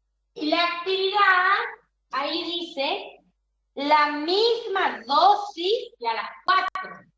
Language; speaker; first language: Spanish; native; Spanish